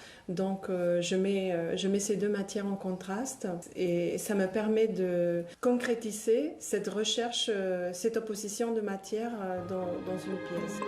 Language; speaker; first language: French; non-native, fluent; Spanish